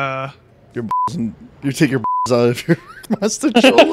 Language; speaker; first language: English; native; English